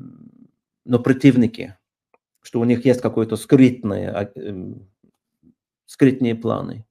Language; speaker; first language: Russian; non-native, fluent; Norwegian